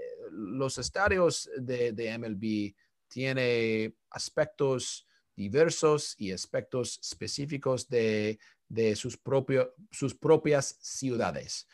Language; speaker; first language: Spanish; non-native, fluent; English